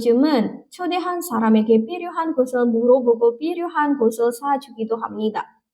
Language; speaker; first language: Korean; non-native, fluent; Indonesian